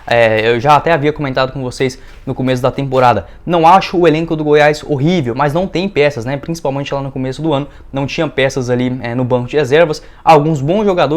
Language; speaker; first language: Portuguese; native; Portuguese